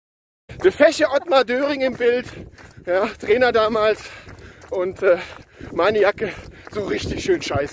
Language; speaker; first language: German; native; German